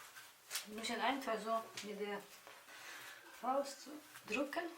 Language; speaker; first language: German; non-native, fluent; Russian